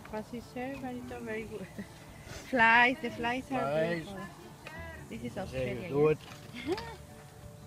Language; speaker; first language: English; non-native, learner; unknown